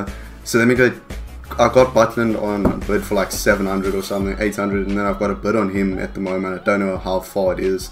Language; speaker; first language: English; native; English